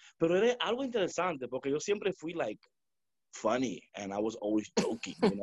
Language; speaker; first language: English; early bilingual, other home language; Spanish